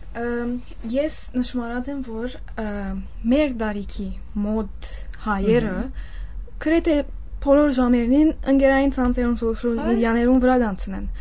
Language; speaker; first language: Armenian; early bilingual, heritage; Armenian